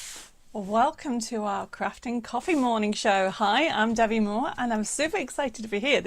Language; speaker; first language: English; native; English